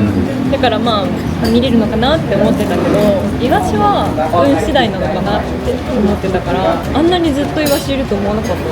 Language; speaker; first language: Japanese; native; Japanese